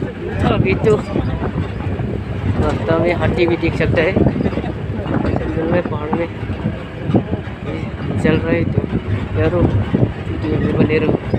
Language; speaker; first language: Hindi; non-native, local second language; Bodo